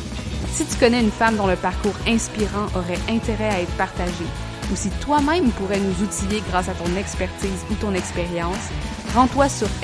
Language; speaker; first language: French; native; French